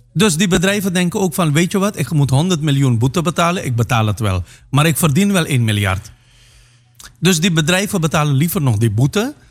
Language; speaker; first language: Dutch; native; Dutch